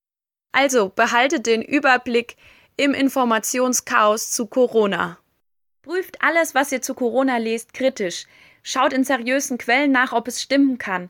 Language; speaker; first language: German; native; German